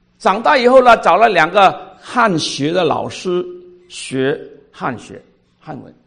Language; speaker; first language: Chinese; non-native, local second language; Cantonese